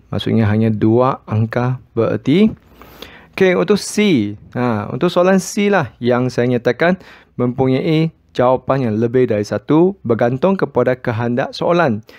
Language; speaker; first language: Malay; non-native, local second language; Chinese